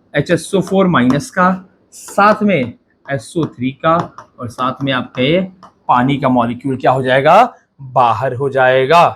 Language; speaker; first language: Hindi; native; Hindi